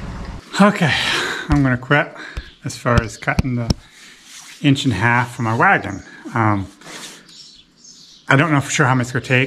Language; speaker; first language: English; native; English